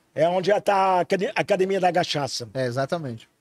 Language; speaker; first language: Portuguese; non-native, fluent; French